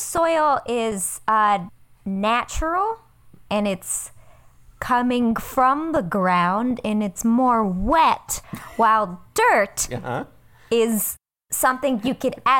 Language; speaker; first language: English; early bilingual, other home language; Persian